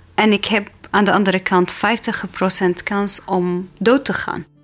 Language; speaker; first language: Dutch; non-native, fluent; Arabic